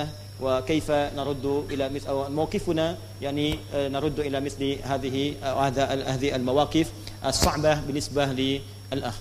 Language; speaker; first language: Arabic; non-native, fluent; Indonesian